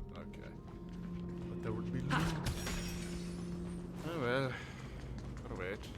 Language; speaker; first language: English; native; English